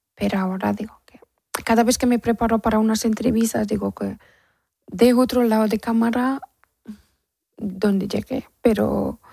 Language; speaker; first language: Spanish; non-native, learner; Persian